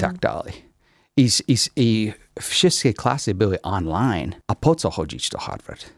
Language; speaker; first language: Polish; non-native, learner; English